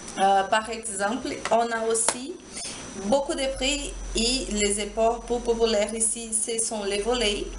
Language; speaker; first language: French; non-native, learner; Portuguese